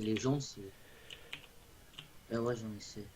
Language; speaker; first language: French; native; French